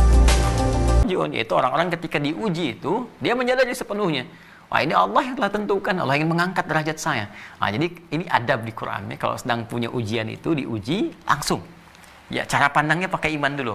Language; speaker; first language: Indonesian; native; Indonesian